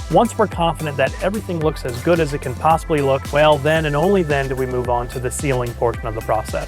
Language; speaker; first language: English; native; English